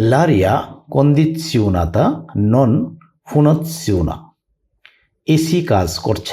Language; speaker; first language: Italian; non-native, learner; Bangla